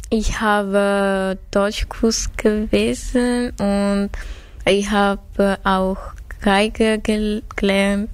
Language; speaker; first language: German; non-native, learner; Armenian